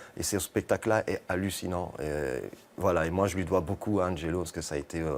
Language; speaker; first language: French; early bilingual, other home language; Arabic